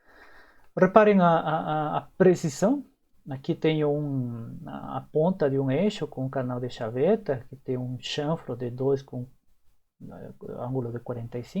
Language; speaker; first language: Portuguese; native; Portuguese